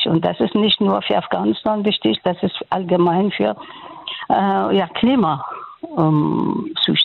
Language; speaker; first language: German; non-native, fluent; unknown